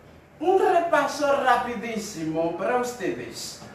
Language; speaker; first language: Spanish; non-native, fluent; Haitian Creole